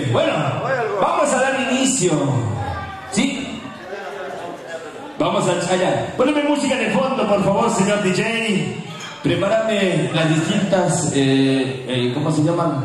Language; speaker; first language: Spanish; native; Spanish